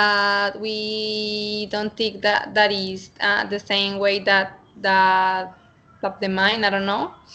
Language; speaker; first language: English; non-native, learner; Spanish